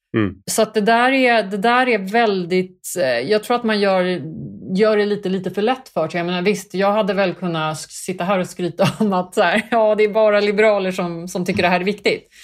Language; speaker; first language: Swedish; early bilingual, other home language; Kurdish